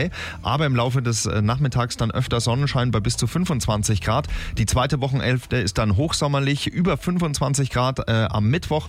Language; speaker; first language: German; native; German